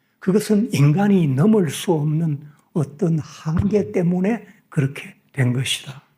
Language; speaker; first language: Korean; native; Korean